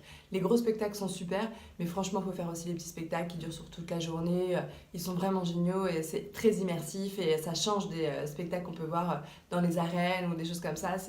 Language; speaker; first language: French; native; French